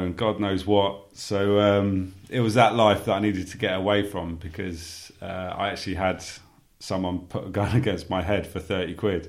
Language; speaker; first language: English; native; English